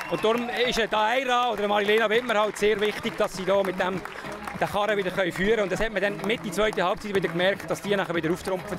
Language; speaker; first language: German; native; German